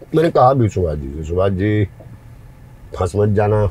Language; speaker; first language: Hindi; native; Hindi